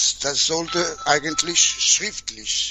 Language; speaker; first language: German; non-native, fluent; Portuguese